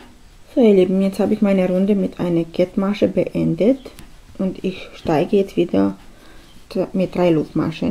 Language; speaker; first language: German; non-native, fluent; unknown